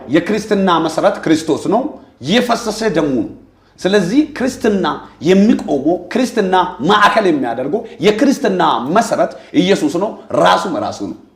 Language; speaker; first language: Amharic; non-native, local second language; Oromo